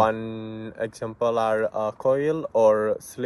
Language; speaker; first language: English; non-native, learner; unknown